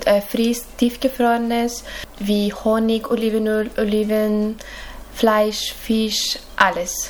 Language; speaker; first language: German; non-native, learner; Greek